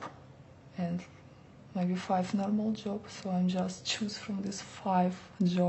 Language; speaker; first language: English; non-native, learner; Russian